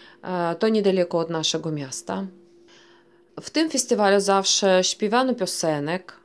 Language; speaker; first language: Polish; early bilingual, heritage; Polish